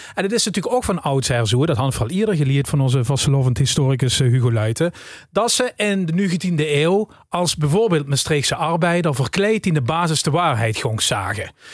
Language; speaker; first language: Dutch; native; Dutch